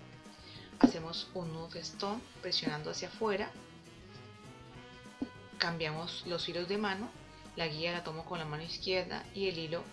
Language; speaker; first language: Spanish; native; Spanish